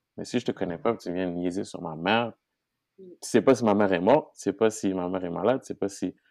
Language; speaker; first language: French; non-native, local second language; Haitian Creole